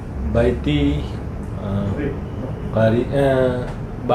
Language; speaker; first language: Arabic; non-native, learner; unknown